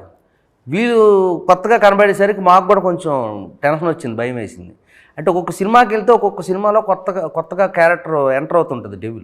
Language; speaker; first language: Telugu; native; Telugu